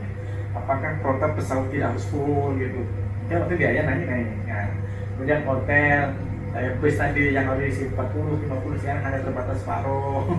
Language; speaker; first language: Indonesian; native; Indonesian